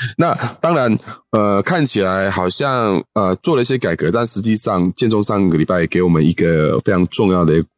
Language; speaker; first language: Chinese; native; Chinese